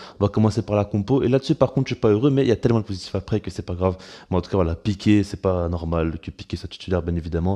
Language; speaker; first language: French; native; French